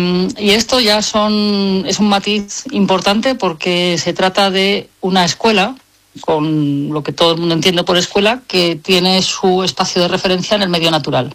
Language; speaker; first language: Spanish; native; Spanish